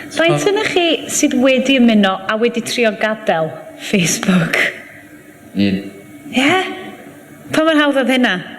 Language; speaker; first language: Welsh; native; Welsh